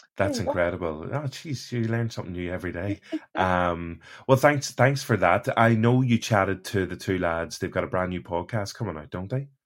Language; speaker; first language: English; native; English